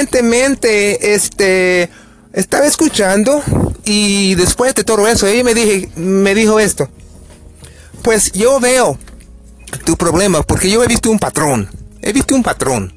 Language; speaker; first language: Spanish; non-native, fluent; English